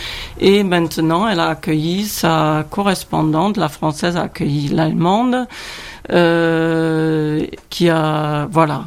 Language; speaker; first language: French; non-native, fluent; German